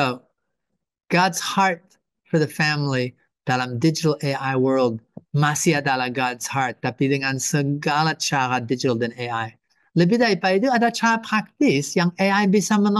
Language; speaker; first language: Indonesian; non-native, fluent; English